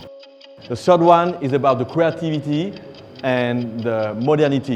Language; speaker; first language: English; non-native, fluent; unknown